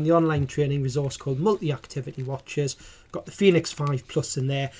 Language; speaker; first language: English; native; English